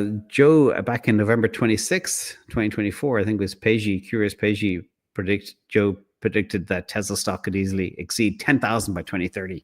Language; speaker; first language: English; native; English